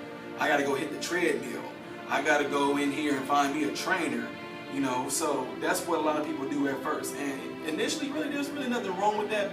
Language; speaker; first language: English; native; English